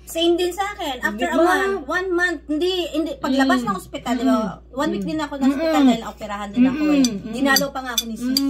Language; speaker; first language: Filipino; native; Filipino